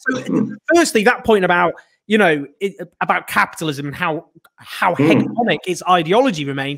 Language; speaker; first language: English; native; English